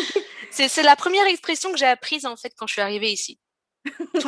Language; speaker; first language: French; native; French